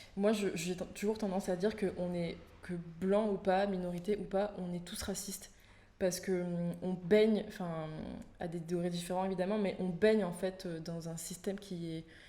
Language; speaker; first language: French; native; French